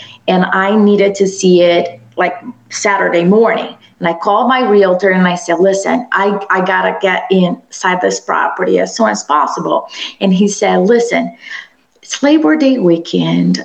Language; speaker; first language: English; non-native, fluent; Portuguese